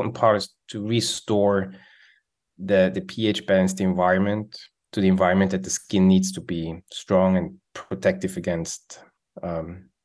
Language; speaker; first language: English; non-native, fluent; Swiss German